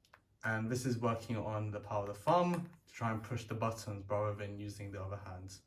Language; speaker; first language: English; native; English